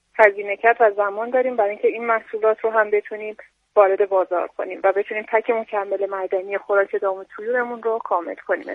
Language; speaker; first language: Persian; native; Persian